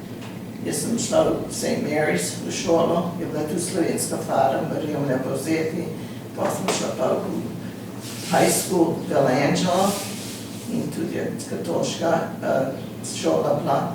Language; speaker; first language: Slovenian; early bilingual, heritage; Slovenian